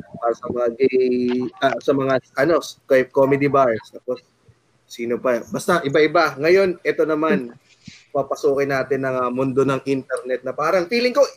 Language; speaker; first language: Filipino; native; Filipino